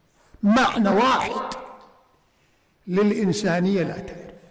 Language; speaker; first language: Arabic; native; Arabic